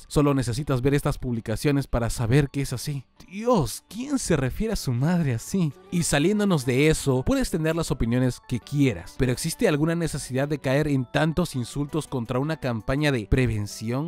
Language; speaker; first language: Spanish; native; Spanish